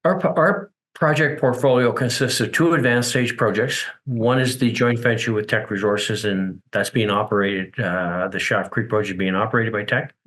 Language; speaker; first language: English; native; English